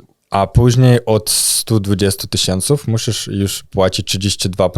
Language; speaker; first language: Polish; non-native, fluent; Russian